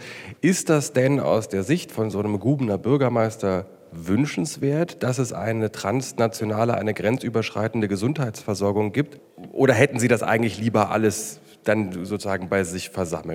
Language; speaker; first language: German; native; German